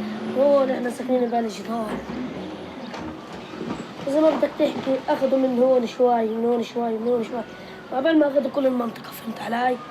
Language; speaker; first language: Arabic; native; Arabic